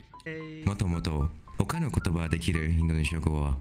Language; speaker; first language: Japanese; non-native, learner; Indonesian